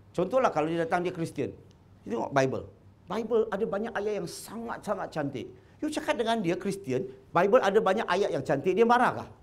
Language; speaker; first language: Malay; non-native, local second language; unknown